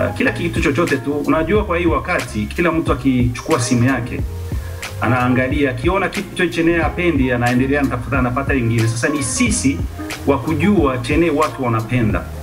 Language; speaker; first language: Swahili; non-native, local second language; Rundi